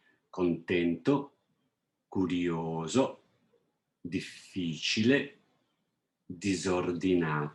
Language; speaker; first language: Italian; non-native, fluent; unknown